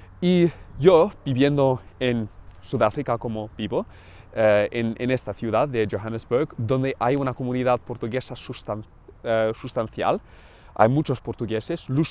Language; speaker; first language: Spanish; non-native, fluent; English